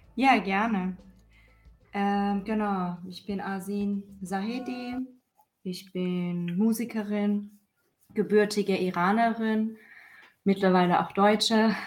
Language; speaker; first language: German; non-native, fluent; Persian